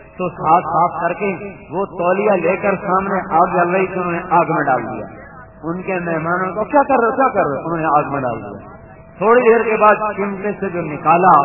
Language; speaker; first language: Urdu; non-native, local second language; Punjabi